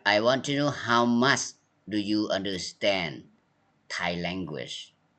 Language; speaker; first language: English; non-native, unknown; Thai